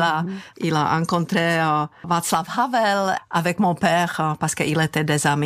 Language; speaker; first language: French; non-native, fluent; Czech